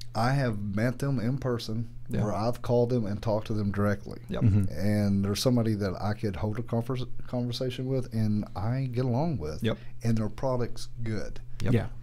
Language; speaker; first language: English; native; English